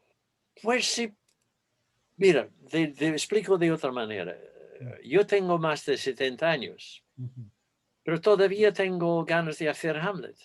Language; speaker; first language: Spanish; non-native, fluent; English